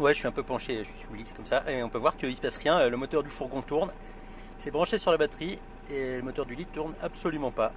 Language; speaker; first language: French; native; French